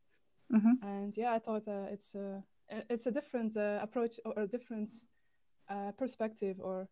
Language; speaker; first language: English; non-native, fluent; Dutch